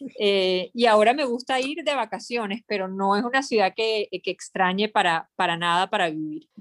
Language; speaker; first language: Spanish; native; Spanish